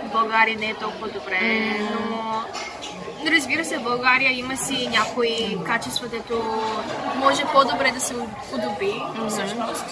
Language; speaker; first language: Bulgarian; early bilingual, other home language; Korean